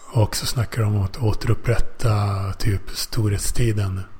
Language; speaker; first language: Swedish; native; Swedish